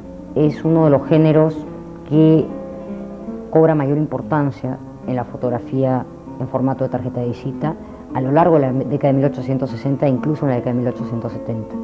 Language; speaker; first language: Spanish; native; Spanish